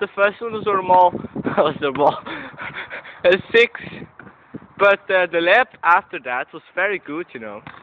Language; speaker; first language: English; non-native, learner; Dutch